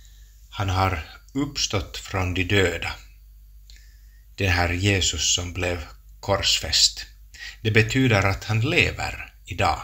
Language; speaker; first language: Swedish; non-native, local second language; Finnish